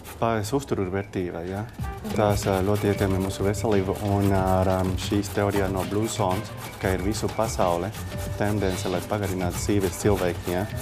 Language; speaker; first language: Latvian; non-native, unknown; Spanish